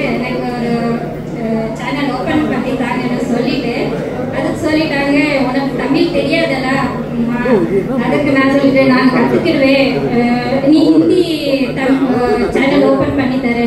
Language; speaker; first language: Tamil; non-native, learner; Kannada